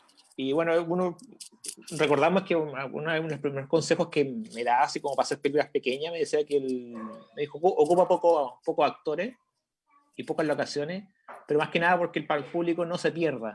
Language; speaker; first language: Spanish; native; Spanish